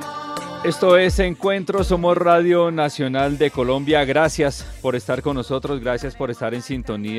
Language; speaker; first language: Spanish; native; Spanish